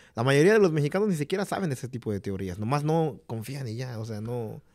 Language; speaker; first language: Spanish; early bilingual, heritage; Spanish